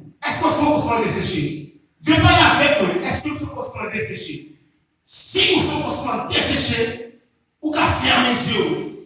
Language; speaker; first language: French; non-native, local second language; Haitian Creole